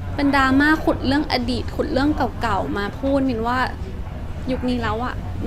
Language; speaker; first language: Thai; native; Thai